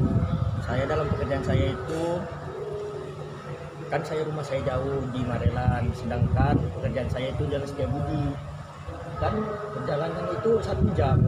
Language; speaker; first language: Indonesian; native; Indonesian